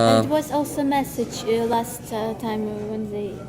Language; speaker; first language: English; non-native, learner; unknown